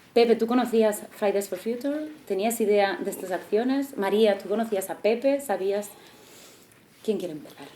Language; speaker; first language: Spanish; non-native, local second language; Catalan